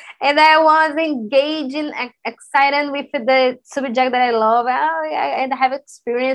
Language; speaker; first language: English; non-native, learner; Portuguese